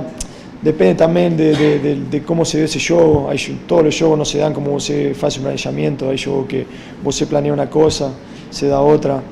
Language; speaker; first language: Portuguese; non-native, fluent; Spanish